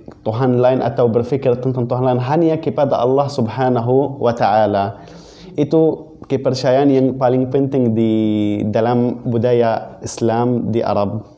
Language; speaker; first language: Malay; non-native, fluent; Arabic